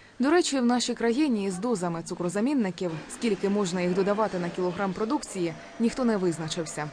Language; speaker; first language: Ukrainian; native; Ukrainian